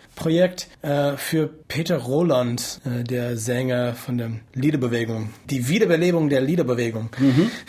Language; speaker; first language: German; non-native, fluent; English